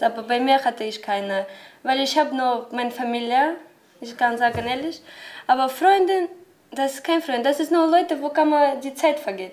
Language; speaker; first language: German; non-native, learner; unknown